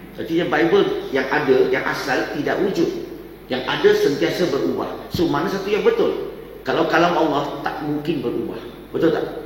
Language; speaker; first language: Malay; non-native, local second language; Chinese